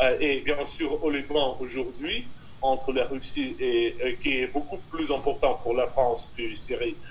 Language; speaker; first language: French; non-native, fluent; Russian